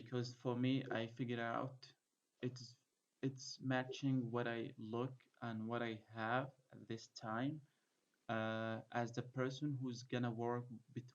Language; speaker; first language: English; non-native, fluent; Arabic